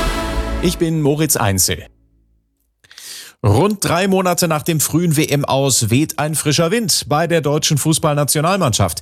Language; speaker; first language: German; native; German